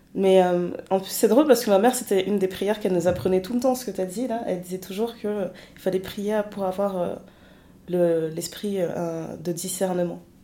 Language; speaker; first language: French; early bilingual, other home language; Lingala